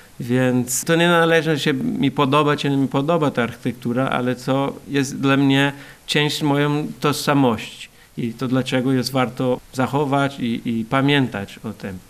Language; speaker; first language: Polish; non-native, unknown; Portuguese